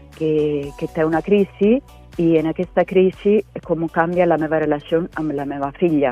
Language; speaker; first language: Catalan; non-native, fluent; Italian